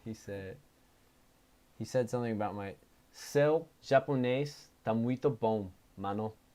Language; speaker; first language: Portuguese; non-native, learner; English